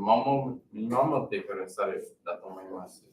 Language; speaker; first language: Japanese; non-native, learner; English